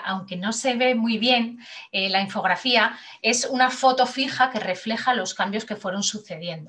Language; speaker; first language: Spanish; native; Spanish